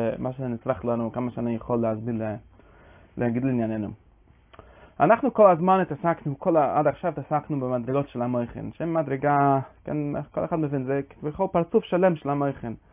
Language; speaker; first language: Hebrew; non-native, fluent; English